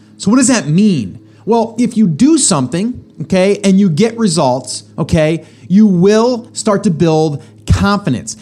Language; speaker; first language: English; native; English